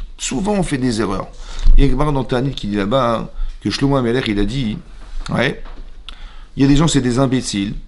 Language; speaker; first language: French; native; French